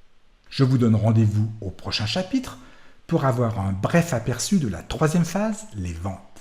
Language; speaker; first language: French; native; French